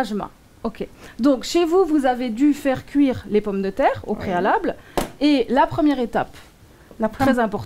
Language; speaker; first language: French; native; French